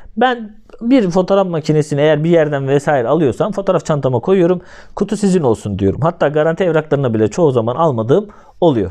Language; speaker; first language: Turkish; native; Turkish